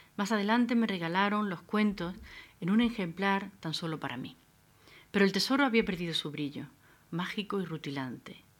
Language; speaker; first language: Spanish; native; Spanish